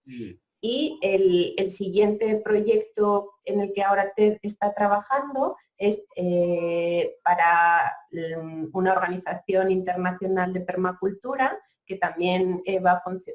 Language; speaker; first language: Spanish; native; Spanish